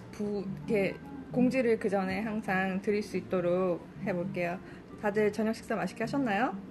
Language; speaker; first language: Korean; early bilingual, heritage; Korean